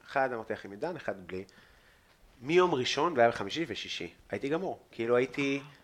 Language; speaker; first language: Hebrew; native; Hebrew